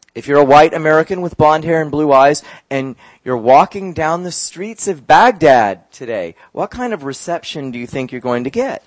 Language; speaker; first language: English; native; English